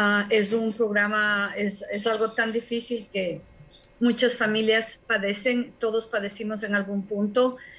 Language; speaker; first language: Spanish; native; Spanish